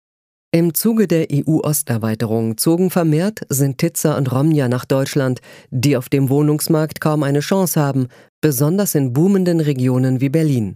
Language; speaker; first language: German; native; German